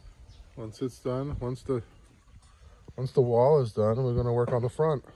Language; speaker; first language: English; native; English